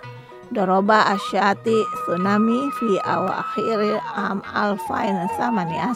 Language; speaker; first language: Arabic; non-native, fluent; Indonesian